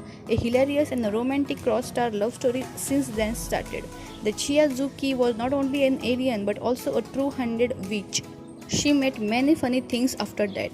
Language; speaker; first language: English; non-native, fluent; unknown